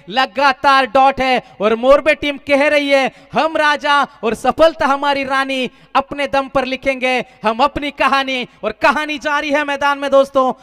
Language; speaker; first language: Hindi; non-native, local second language; Marathi